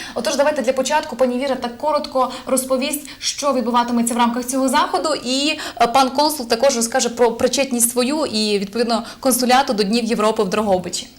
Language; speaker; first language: Ukrainian; native; Ukrainian